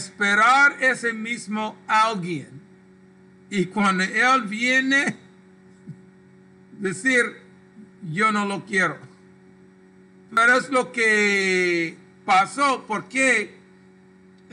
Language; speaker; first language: Spanish; non-native, local second language; English